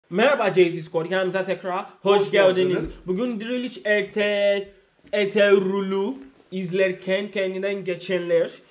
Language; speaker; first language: Turkish; non-native, learner; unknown